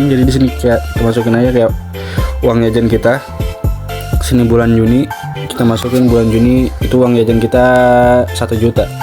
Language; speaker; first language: Indonesian; native; Indonesian